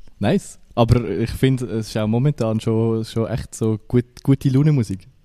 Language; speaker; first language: German; native; German